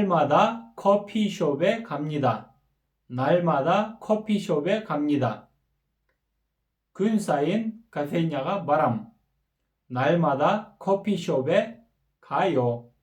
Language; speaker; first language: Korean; non-native, fluent; Kyrgyz